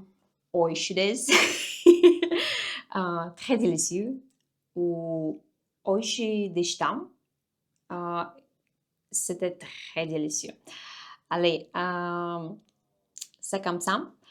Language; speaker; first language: French; non-native, learner; Russian